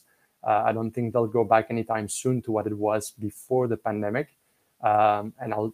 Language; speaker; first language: English; non-native, fluent; French